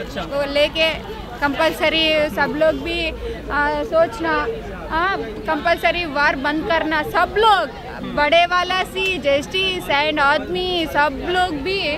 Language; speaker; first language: Hindi; non-native, local second language; Telugu